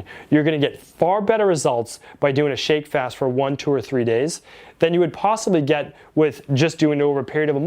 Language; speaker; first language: English; native; English